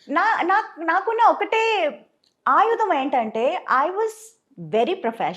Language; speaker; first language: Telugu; non-native, local second language; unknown